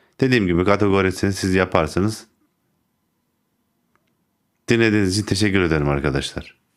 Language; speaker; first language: Turkish; native; Turkish